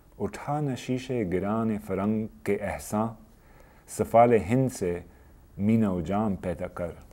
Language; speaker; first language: Urdu; non-native, fluent; English